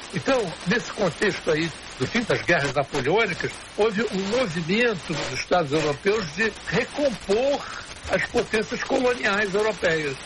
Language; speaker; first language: Portuguese; native; Portuguese